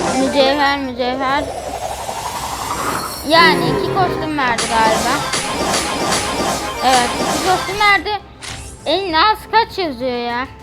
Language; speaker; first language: Turkish; native; Turkish